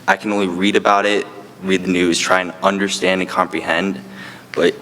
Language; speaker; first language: English; native; English